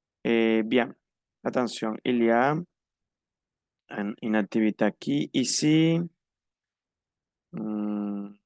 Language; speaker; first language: French; non-native, fluent; Spanish